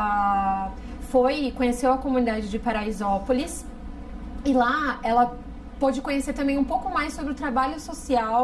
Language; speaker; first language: Portuguese; native; Portuguese